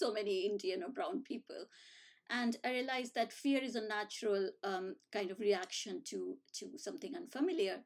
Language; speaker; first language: English; non-native, local second language; Hindi